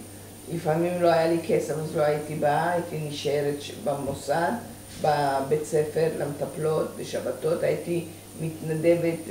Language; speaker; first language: Hebrew; early bilingual, other home language; Persian